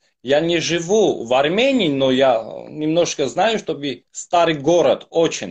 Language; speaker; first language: Russian; non-native, fluent; Armenian